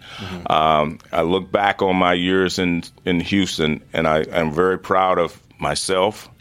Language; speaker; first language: English; native; English